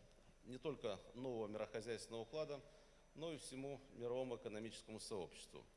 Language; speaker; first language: Russian; native; Russian